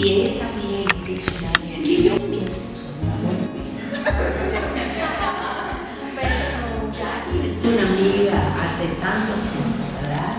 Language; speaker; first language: Spanish; non-native, learner; English